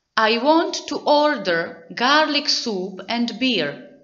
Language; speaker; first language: English; non-native, fluent; Czech